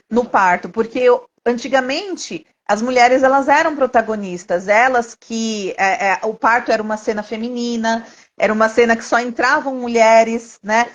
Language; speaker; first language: Portuguese; native; Portuguese